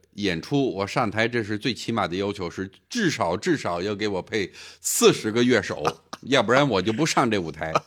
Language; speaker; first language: Chinese; non-native, fluent; English